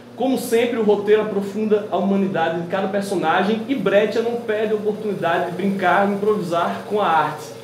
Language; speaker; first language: Portuguese; native; Portuguese